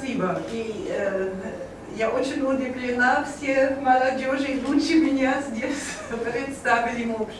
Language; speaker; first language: Russian; non-native, learner; German